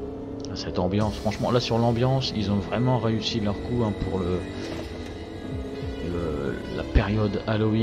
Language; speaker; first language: French; native; French